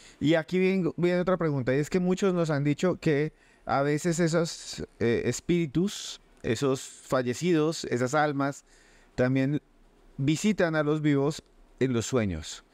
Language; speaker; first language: Spanish; native; Spanish